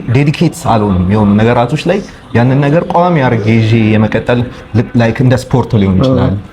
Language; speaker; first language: Amharic; native; Amharic